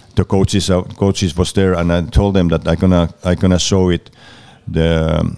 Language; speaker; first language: English; non-native, learner; Finnish